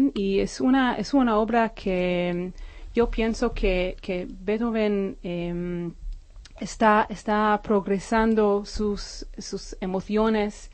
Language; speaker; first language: Spanish; non-native, fluent; Hebrew